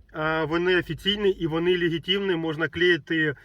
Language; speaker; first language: Ukrainian; non-native, local second language; Russian